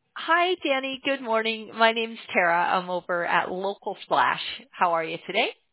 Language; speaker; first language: English; native; English